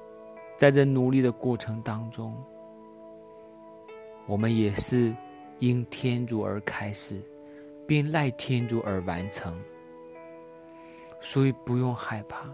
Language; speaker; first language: Chinese; native; Chinese